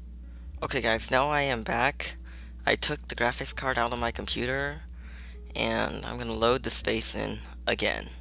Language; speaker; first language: English; native; English